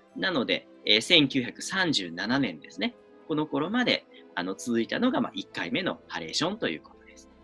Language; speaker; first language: Japanese; native; Japanese